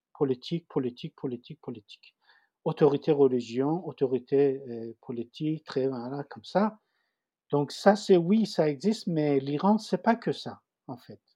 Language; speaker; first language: French; non-native, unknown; Persian